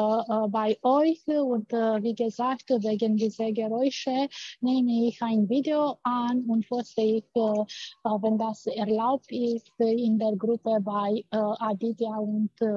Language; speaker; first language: German; non-native, fluent; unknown